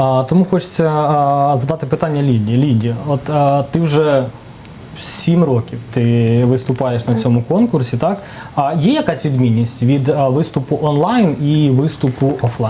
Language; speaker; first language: Ukrainian; native; Ukrainian